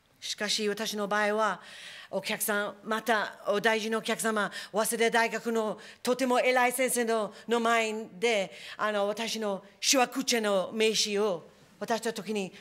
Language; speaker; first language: Japanese; non-native, fluent; English